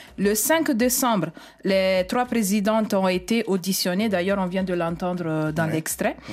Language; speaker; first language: French; non-native, fluent; Italian